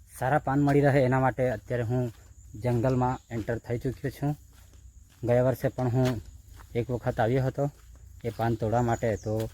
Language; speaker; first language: Gujarati; non-native, local second language; Vasavi